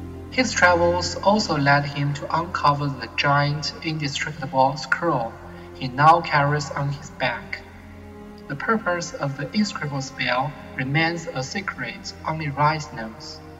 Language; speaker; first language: English; non-native, learner; Chinese